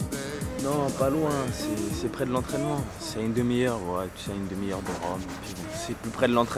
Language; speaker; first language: French; native; French